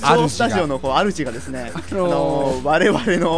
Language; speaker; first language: Japanese; native; Japanese